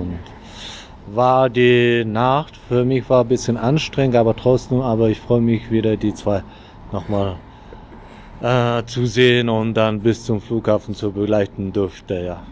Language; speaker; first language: German; non-native, fluent; Mongolian